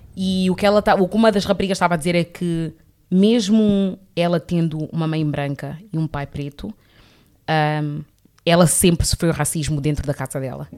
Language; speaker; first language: Portuguese; early bilingual, heritage; Portuguese